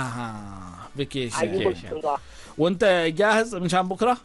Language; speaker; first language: Arabic; native; Arabic